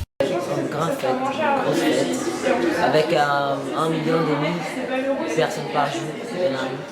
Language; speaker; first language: French; non-native, learner; Portuguese